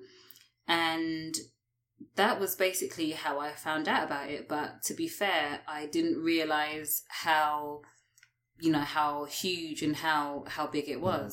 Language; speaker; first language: English; native; English